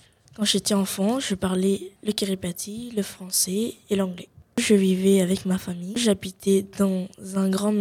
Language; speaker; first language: French; non-native, learner; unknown